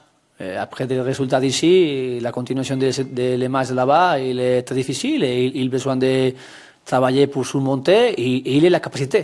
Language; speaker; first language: French; non-native, fluent; Spanish